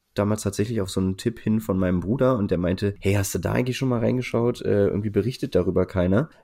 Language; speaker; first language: German; native; German